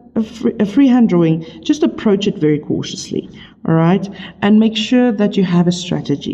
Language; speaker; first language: English; non-native, local second language; Afrikaans